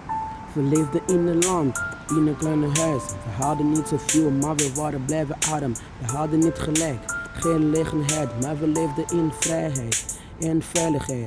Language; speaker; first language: Dutch; non-native, fluent; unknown